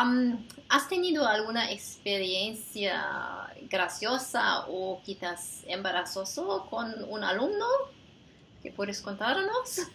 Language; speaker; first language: Spanish; non-native, fluent; Portuguese